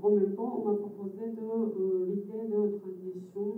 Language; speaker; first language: French; non-native, fluent; Japanese